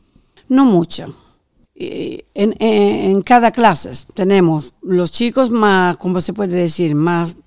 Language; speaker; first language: Spanish; non-native, fluent; Italian